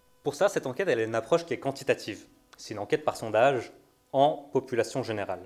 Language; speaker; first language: French; native; French